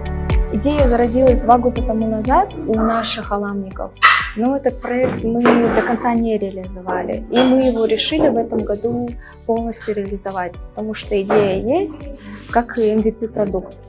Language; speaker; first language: Russian; native; Russian